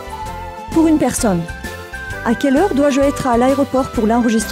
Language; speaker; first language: French; non-native, learner; Azerbaijani